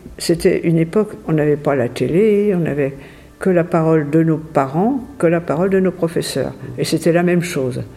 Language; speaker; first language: French; native; French